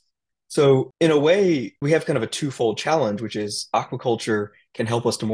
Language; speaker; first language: English; native; English